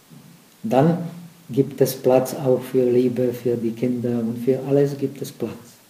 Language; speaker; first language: German; non-native, fluent; Czech